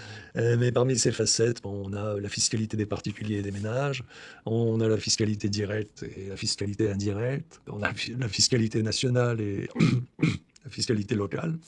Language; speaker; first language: French; native; French